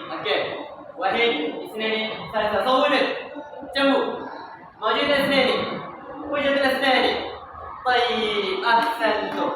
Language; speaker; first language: Arabic; non-native, learner; Malay